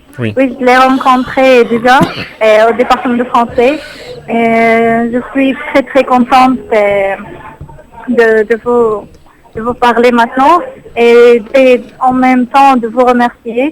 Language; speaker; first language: French; non-native, learner; Arabic